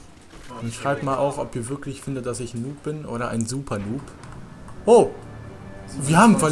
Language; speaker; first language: German; native; German